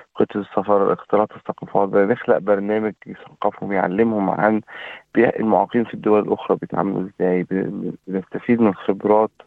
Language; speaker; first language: Arabic; native; Arabic